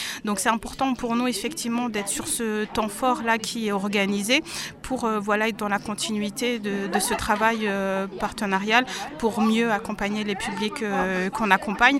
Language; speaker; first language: French; native; French